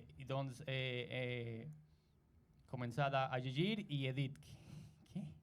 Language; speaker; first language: Catalan; non-native, learner; Spanish